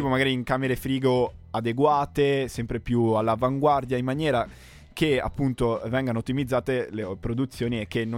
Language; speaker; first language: Italian; native; Italian